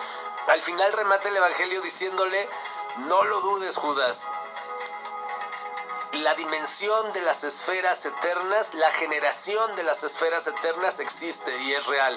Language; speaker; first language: Spanish; native; Spanish